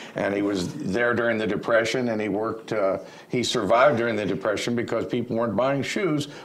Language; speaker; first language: English; native; English